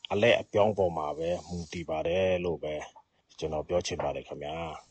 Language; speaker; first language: Burmese; non-native, local second language; Pa'o Karen